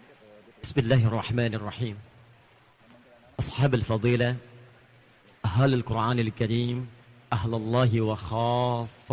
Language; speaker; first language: Arabic; non-native, fluent; Indonesian